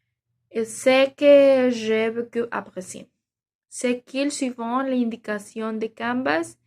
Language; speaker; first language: French; non-native, learner; Spanish